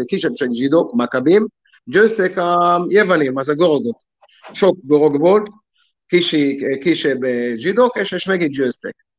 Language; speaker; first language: Hungarian; non-native, learner; Hebrew